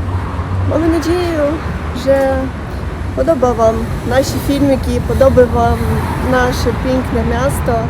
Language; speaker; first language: Polish; non-native, learner; Russian